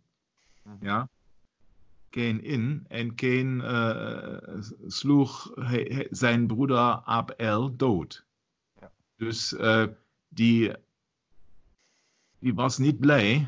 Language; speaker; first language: Dutch; non-native, learner; German